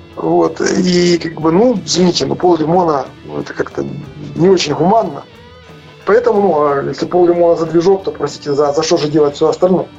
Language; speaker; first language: Russian; native; Russian